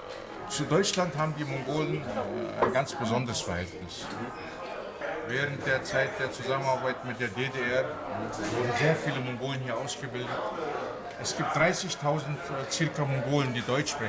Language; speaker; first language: German; non-native, fluent; Mongolian